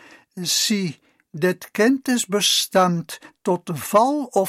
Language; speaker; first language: Dutch; native; Dutch